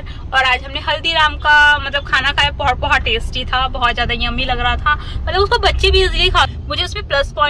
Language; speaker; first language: Hindi; native; Hindi